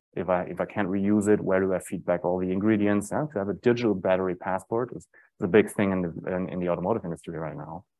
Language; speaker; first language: English; non-native, fluent; German